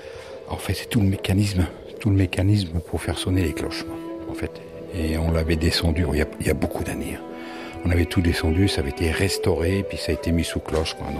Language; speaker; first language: French; native; French